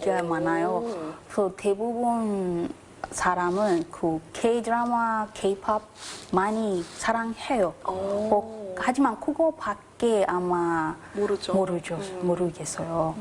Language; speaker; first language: Korean; non-native, learner; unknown